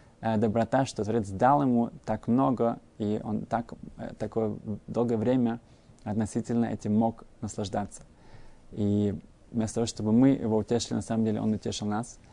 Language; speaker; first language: Russian; early bilingual, heritage; Russian